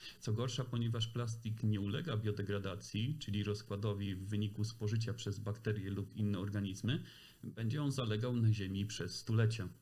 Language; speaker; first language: Polish; native; Polish